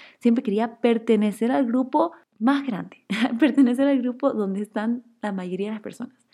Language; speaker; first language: Spanish; native; Spanish